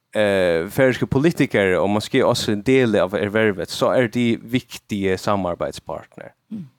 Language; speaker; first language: Swedish; non-native, learner; Faroese